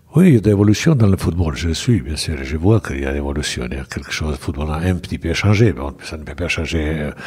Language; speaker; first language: French; non-native, fluent; Bosnian